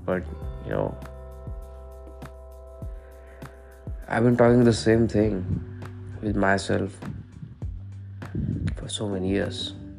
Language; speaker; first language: English; non-native, local second language; Marathi